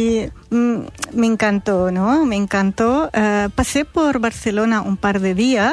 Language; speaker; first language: Spanish; non-native, fluent; Arabic